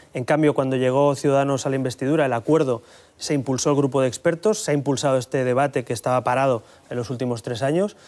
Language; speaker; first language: Spanish; native; Spanish